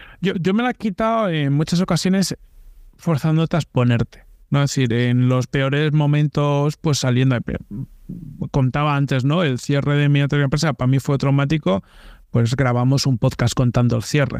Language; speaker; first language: Spanish; native; Spanish